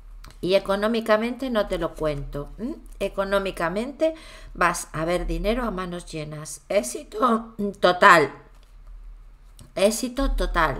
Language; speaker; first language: Spanish; native; Spanish